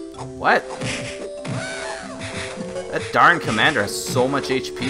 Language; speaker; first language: English; native; English